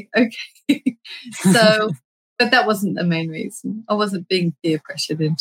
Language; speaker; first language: English; native; English